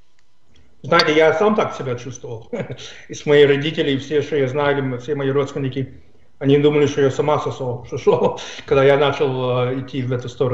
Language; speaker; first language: Russian; non-native, fluent; English